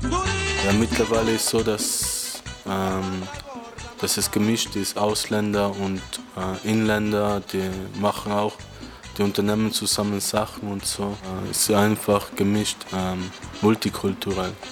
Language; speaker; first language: German; early bilingual, other home language; Spanish